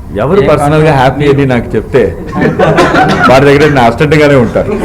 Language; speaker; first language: Telugu; non-native, learner; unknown